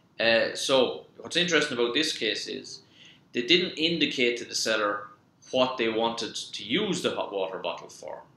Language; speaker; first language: English; native; English